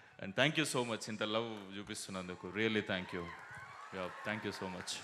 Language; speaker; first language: Telugu; native; Telugu